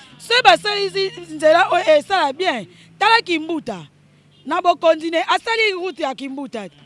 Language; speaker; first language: Lingala; native; Lingala